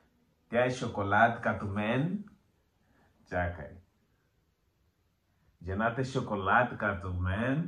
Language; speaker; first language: Bulgarian; non-native, learner; Portuguese